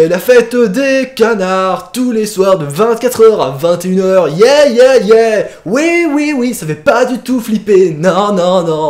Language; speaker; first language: French; native; French